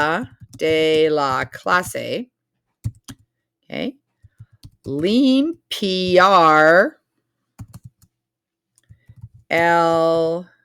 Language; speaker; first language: Spanish; non-native, fluent; English